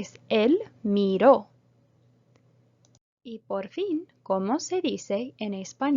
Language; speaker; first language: Spanish; non-native, fluent; English